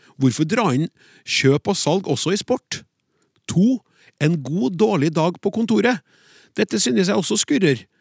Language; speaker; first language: Norwegian; native; Norwegian